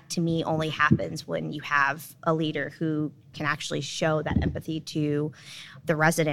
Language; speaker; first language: English; native; English